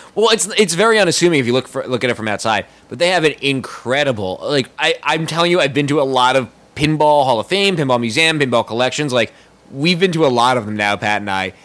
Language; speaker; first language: English; native; English